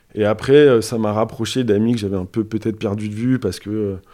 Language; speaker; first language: French; native; French